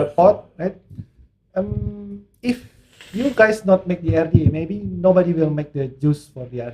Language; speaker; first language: English; non-native, learner; Indonesian